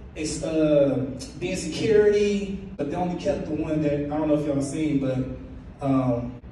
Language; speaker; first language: English; native; English